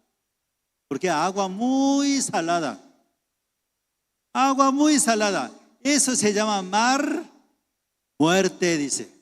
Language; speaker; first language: Spanish; non-native, fluent; Korean